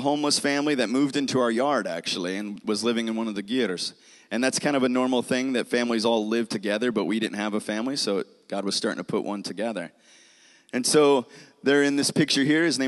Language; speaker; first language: English; native; English